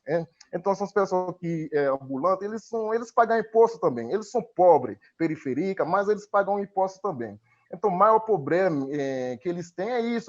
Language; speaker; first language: Portuguese; non-native, fluent; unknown